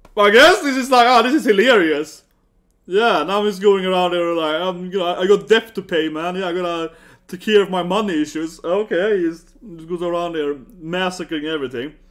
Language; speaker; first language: English; non-native, fluent; Swedish